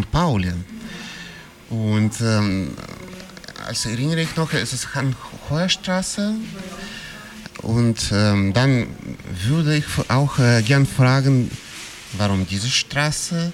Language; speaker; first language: German; non-native, fluent; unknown